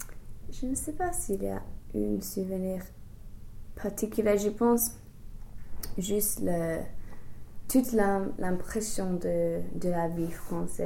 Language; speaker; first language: French; non-native, fluent; English